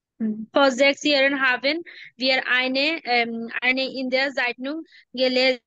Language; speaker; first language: German; non-native, learner; Bangla